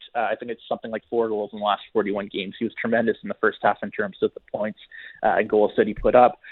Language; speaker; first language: English; native; English